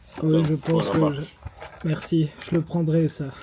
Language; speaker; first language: French; native; French